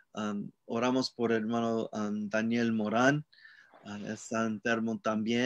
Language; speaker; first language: Spanish; non-native, learner; English